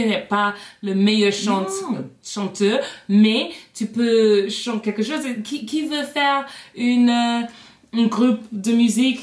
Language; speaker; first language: French; non-native, learner; English